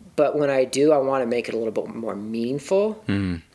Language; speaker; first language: English; native; English